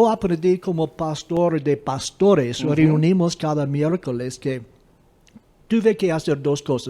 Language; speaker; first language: Spanish; non-native, fluent; English